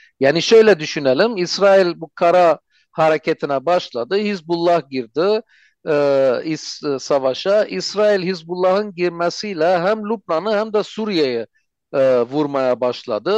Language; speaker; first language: Turkish; non-native, fluent; Armenian